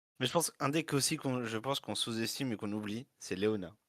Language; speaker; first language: French; native; French